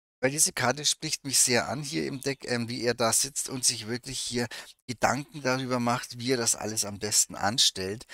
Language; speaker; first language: German; native; German